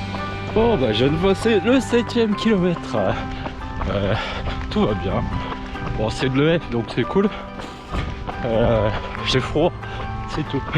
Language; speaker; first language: French; native; French